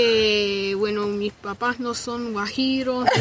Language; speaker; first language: Spanish; early bilingual, other home language; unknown